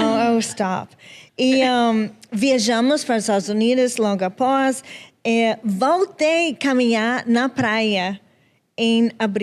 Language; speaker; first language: Portuguese; non-native, fluent; English